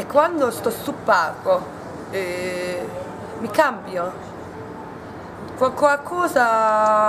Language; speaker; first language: Italian; non-native, learner; Hungarian